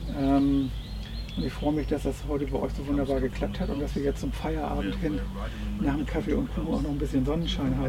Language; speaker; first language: German; native; German